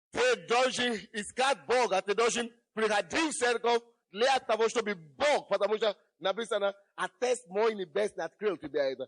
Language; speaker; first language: Russian; non-native, fluent; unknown